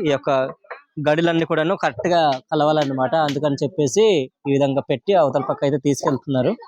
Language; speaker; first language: Telugu; non-native, local second language; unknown